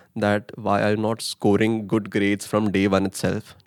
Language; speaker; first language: English; non-native, local second language; Hindi